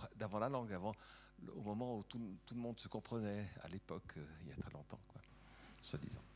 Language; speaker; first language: French; native; French